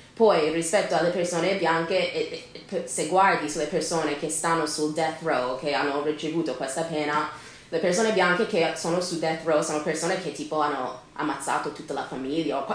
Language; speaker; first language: Italian; non-native, fluent; English